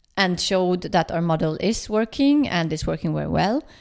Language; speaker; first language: English; non-native, fluent; Swedish